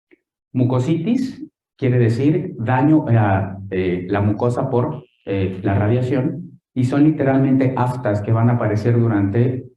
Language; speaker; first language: Spanish; native; Spanish